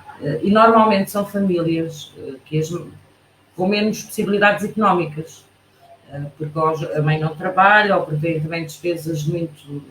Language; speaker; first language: Portuguese; native; Portuguese